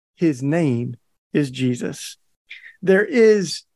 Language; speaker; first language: English; native; English